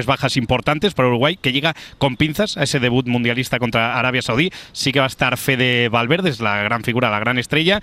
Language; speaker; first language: Spanish; native; Spanish